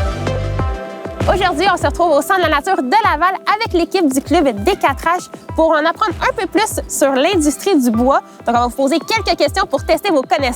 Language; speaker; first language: French; native; French